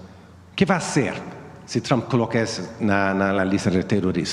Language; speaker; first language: Spanish; non-native, fluent; Swedish